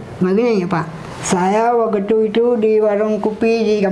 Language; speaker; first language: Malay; non-native, local second language; Achinese